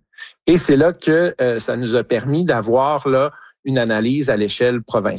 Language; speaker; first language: French; native; French